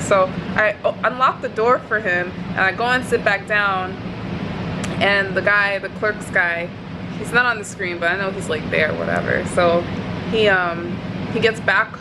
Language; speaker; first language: English; native; English